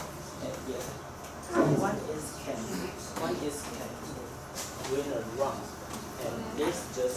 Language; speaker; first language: English; non-native, learner; Chinese